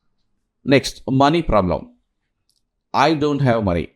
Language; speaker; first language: English; non-native, local second language; Telugu